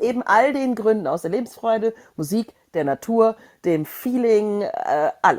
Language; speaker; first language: German; native; German